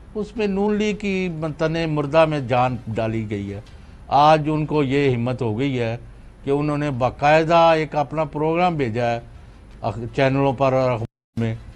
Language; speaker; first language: Urdu; non-native, local second language; Punjabi